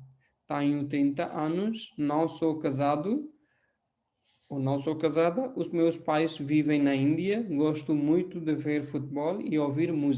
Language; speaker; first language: Portuguese; non-native, fluent; Hindi